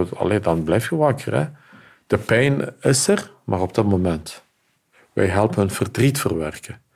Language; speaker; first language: Dutch; early bilingual, other home language; Turkish